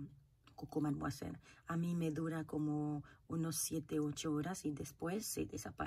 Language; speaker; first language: Spanish; non-native, fluent; Haitian Creole